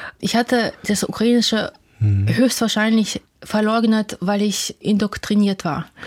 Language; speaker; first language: German; non-native, fluent; Russian